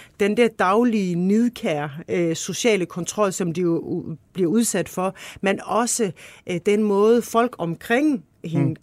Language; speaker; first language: Danish; early bilingual, other home language; Turkish